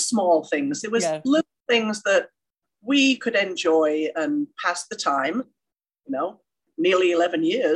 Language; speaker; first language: English; native; English